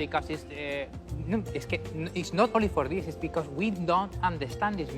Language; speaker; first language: English; non-native, learner; Spanish